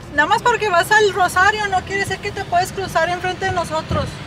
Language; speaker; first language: Spanish; early bilingual, heritage; Spanish